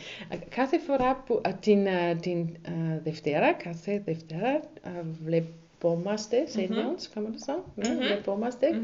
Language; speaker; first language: Greek; non-native, learner; German